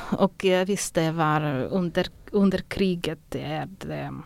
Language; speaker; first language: Swedish; non-native, fluent; Ukrainian